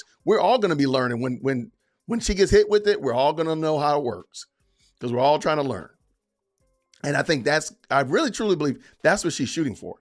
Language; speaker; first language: English; native; English